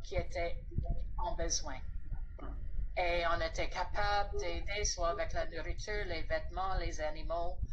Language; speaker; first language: French; non-native, fluent; English